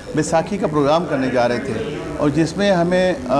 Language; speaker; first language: Hindi; non-native, local second language; Punjabi